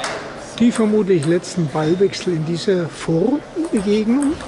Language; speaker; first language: German; native; German